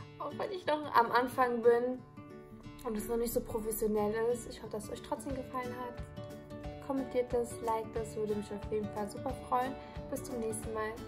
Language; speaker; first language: German; early bilingual, other home language; Polish